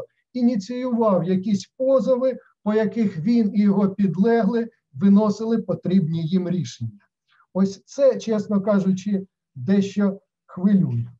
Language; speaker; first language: Ukrainian; native; Ukrainian